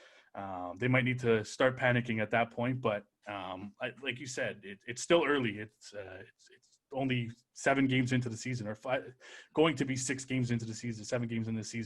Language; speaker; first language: English; native; English